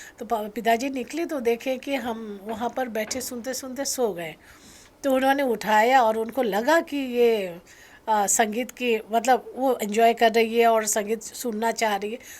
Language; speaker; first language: Hindi; native; Hindi